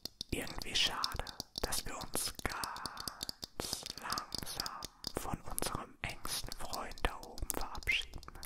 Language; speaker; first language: German; native; German